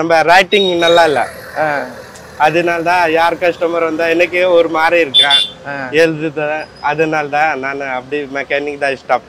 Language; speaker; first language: Tamil; non-native, learner; Hindi